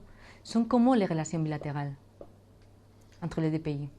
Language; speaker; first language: French; non-native, fluent; Spanish